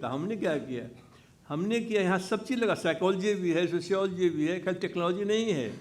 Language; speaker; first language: Hindi; native; Hindi